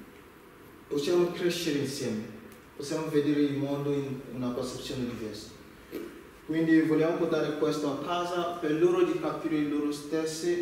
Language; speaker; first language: Italian; non-native, learner; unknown